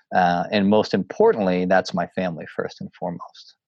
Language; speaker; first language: English; native; English